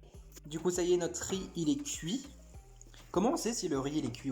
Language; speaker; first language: French; early bilingual, other home language; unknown